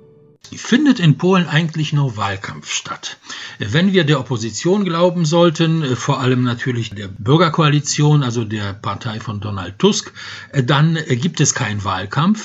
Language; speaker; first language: German; non-native, fluent; Polish